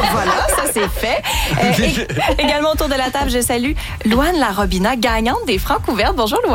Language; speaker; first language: French; native; French